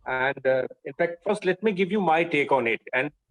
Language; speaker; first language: English; non-native, local second language; Hindi